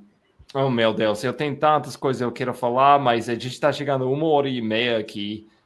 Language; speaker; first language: Portuguese; non-native, fluent; English